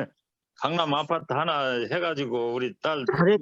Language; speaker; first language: Korean; native; Korean